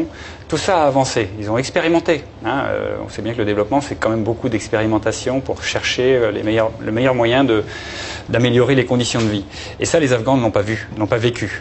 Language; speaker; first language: French; native; French